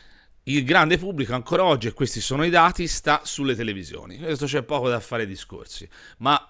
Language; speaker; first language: Italian; native; Italian